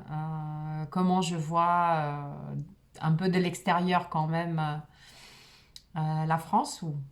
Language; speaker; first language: French; non-native, fluent; Russian